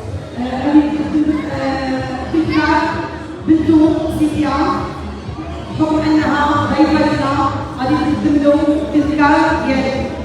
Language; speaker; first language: Arabic; native; Arabic